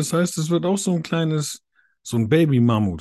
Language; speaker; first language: German; native; German